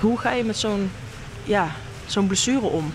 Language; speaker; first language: Dutch; native; Dutch